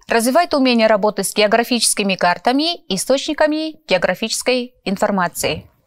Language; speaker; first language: Russian; non-native, local second language; Kyrgyz